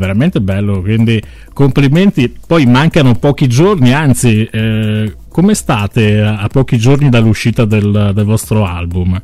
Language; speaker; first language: Italian; native; Italian